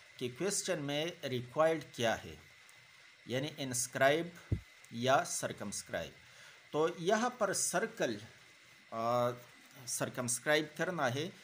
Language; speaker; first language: Urdu; non-native, local second language; Pashto